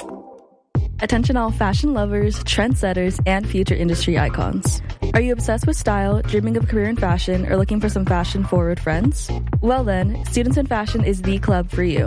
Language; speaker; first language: English; native; English